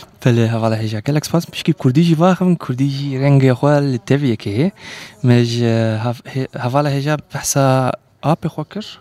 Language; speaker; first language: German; early bilingual, other home language; Kurdish